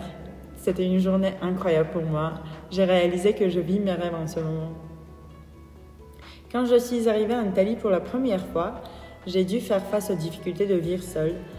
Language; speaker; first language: French; non-native, fluent; Turkish